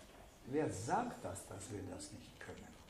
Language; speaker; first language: German; non-native, fluent; Hungarian